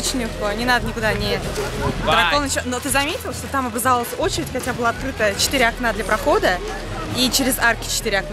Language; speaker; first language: Russian; native; Russian